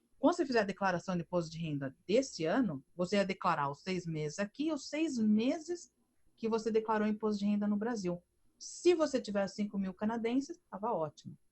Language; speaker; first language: Portuguese; native; Portuguese